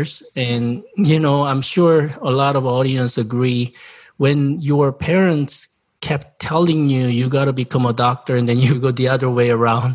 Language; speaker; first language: English; non-native, fluent; Korean